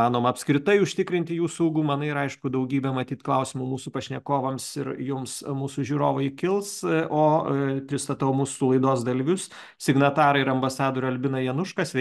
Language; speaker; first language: Lithuanian; native; Lithuanian